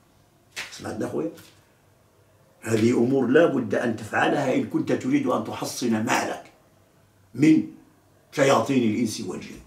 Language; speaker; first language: Arabic; native; Arabic